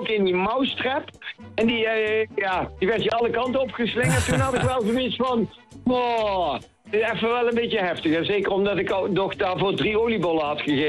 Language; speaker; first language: Dutch; native; Dutch